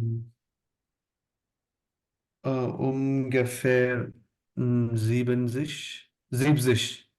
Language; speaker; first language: German; non-native, learner; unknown